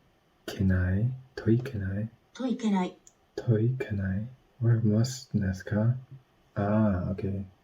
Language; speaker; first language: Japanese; non-native, learner; English